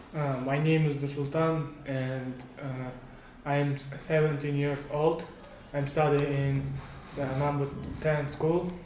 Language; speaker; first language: English; non-native, learner; Kazakh